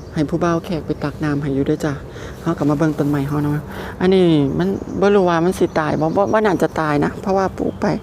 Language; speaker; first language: Thai; non-native, local second language; Northeastern Thai